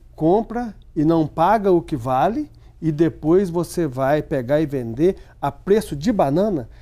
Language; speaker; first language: Portuguese; native; Portuguese